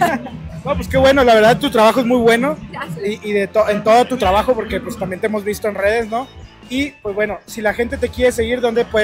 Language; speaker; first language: Spanish; native; Spanish